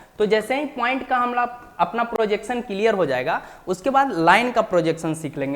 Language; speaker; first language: Hindi; native; Hindi